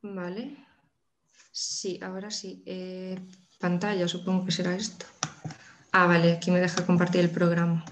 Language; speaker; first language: Spanish; non-native, local second language; Galician